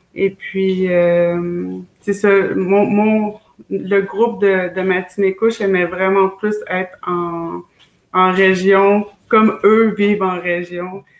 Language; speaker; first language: French; native; French